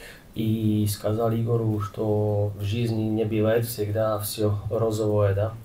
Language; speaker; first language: Russian; non-native, fluent; Czech